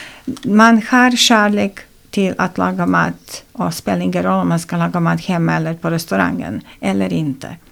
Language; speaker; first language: Swedish; non-native, fluent; Serbian